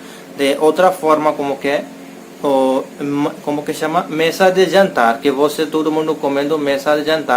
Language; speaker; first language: Portuguese; non-native, learner; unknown